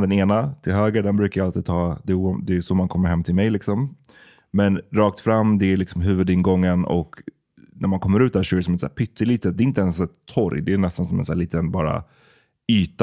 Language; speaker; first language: Swedish; native; Swedish